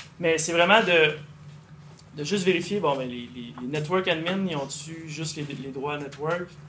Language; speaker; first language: French; native; French